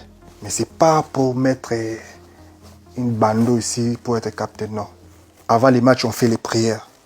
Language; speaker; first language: French; non-native, local second language; Lingala